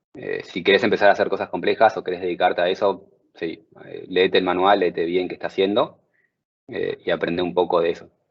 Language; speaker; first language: Spanish; native; Spanish